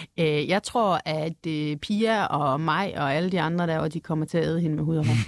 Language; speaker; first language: Danish; native; Danish